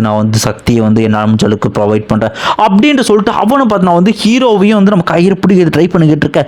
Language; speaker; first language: Tamil; native; Tamil